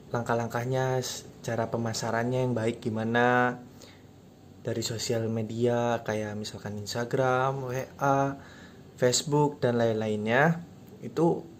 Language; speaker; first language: Indonesian; native; Indonesian